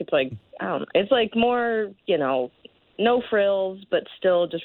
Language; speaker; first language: English; native; English